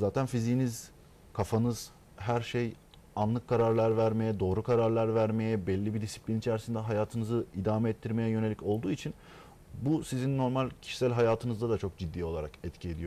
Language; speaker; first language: Turkish; native; Turkish